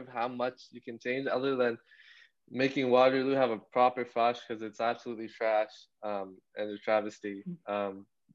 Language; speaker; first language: English; native; English